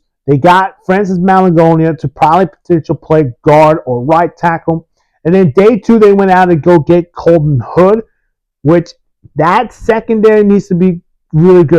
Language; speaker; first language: English; early bilingual, other home language; Spanish